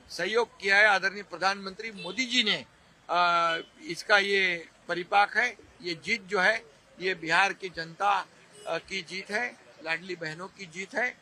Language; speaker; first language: Hindi; non-native, local second language; Marathi